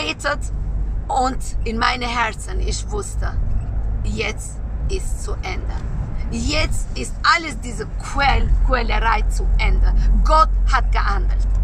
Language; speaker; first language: German; non-native, learner; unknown